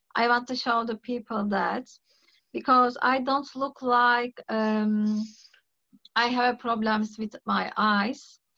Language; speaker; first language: English; non-native, learner; Turkish